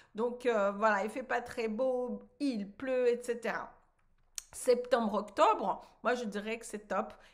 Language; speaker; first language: French; non-native, fluent; Portuguese